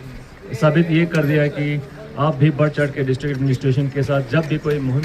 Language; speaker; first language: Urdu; non-native, local second language; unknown